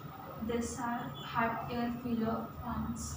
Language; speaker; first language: German; non-native, learner; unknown